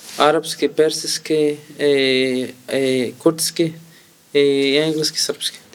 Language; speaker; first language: Serbian; non-native, learner; Kurdish